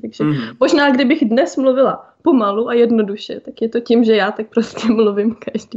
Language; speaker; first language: Czech; native; Czech